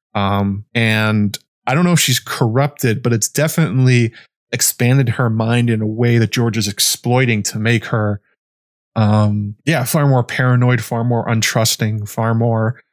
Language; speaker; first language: English; native; English